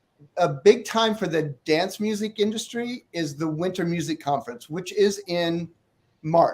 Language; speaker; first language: English; native; English